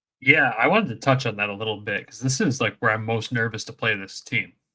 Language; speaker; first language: English; native; English